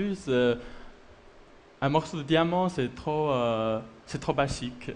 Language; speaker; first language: French; non-native, fluent; Chinese